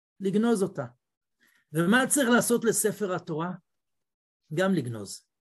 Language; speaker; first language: Hebrew; native; Hebrew